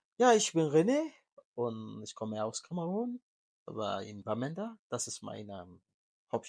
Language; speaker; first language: German; non-native, learner; English